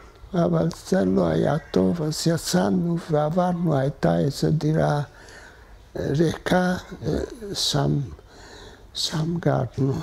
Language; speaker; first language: Hebrew; non-native, fluent; Hungarian